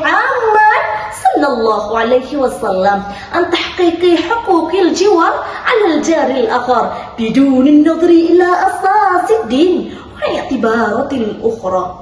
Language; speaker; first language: Arabic; non-native, learner; Indonesian